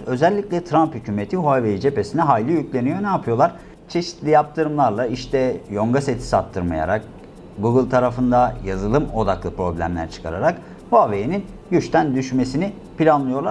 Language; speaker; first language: Turkish; native; Turkish